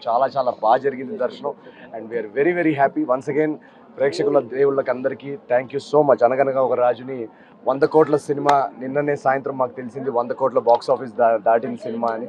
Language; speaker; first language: Telugu; native; Telugu